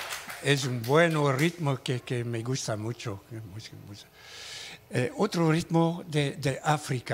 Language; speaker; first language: Spanish; non-native, learner; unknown